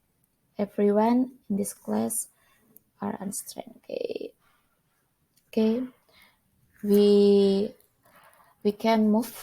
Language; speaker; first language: English; non-native, learner; Indonesian